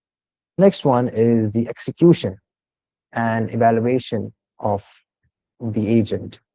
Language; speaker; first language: English; non-native, local second language; Malayalam